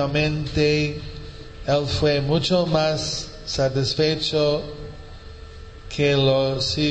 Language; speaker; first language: Spanish; non-native, fluent; English